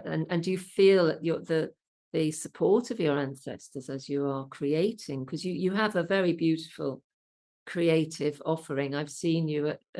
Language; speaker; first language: English; native; English